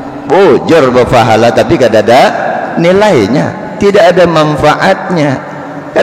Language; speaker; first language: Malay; non-native, local second language; Banjar